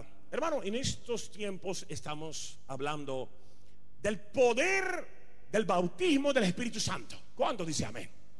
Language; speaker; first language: Spanish; non-native, fluent; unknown